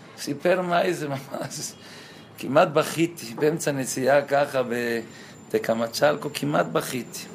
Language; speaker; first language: Hebrew; non-native, fluent; Spanish